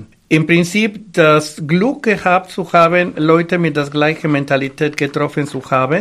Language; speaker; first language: German; non-native, fluent; Spanish